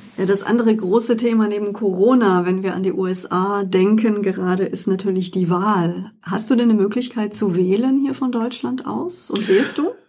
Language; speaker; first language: German; native; German